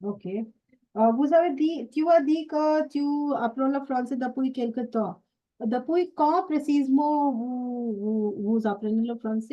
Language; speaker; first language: French; non-native, fluent; Hindi